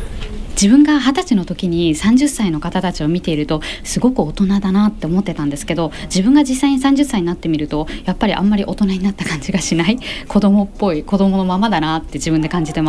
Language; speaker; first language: Japanese; native; Japanese